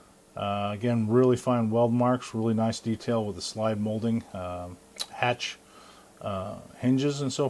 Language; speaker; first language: English; native; English